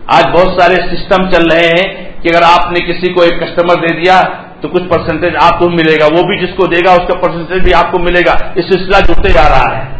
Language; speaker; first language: Urdu; native; Urdu